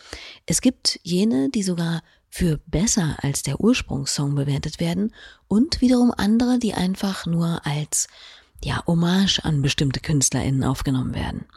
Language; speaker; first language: German; native; German